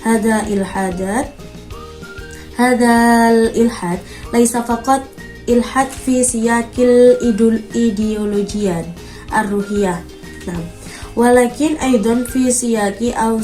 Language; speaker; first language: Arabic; non-native, learner; Indonesian